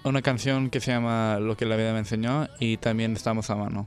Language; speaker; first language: Spanish; early bilingual, other home language; English